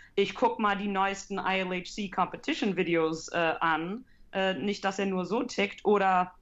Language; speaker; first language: German; early bilingual, heritage; English